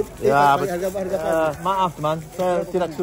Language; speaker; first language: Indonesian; non-native, learner; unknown